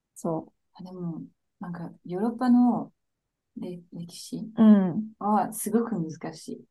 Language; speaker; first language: Japanese; non-native, fluent; French